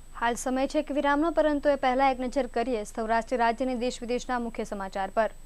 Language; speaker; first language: Gujarati; native; Gujarati